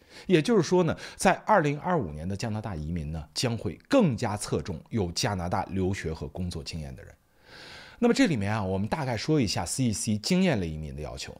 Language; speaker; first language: Chinese; native; Chinese